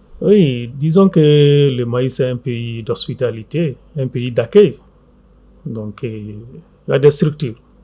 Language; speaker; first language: French; non-native, local second language; Fula